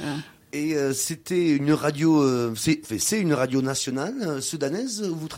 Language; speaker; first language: French; native; French